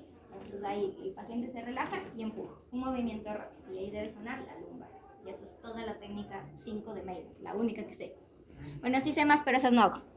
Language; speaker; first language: Spanish; native; Spanish